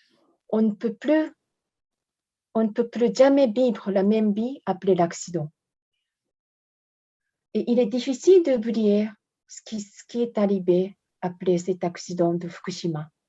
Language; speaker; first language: French; non-native, fluent; Japanese